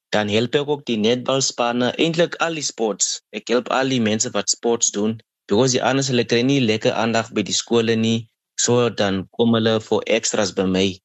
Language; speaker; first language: Afrikaans; non-native, local second language; Xhosa